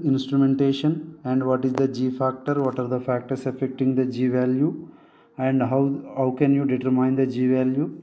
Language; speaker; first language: English; non-native, local second language; Telugu